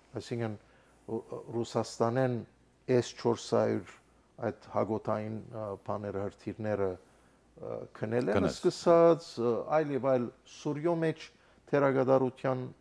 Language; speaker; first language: Armenian; native; Armenian